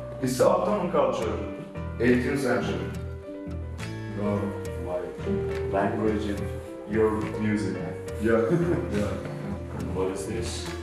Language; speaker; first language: English; non-native, learner; Turkish